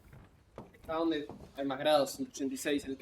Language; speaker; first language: Spanish; native; Spanish